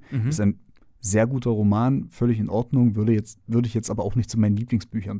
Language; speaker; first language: German; native; German